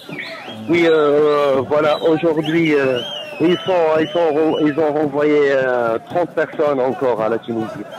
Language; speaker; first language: French; non-native, local second language; Arabic